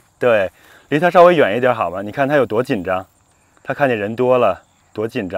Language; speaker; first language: Chinese; native; Chinese